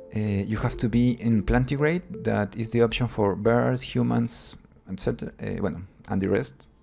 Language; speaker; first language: English; non-native, fluent; Spanish